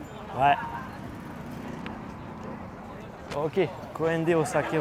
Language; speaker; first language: French; native; French